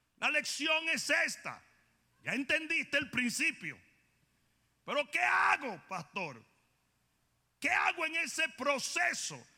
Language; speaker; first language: Spanish; native; Spanish